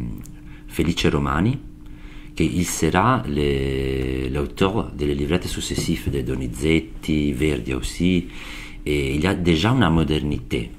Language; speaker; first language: French; non-native, learner; Italian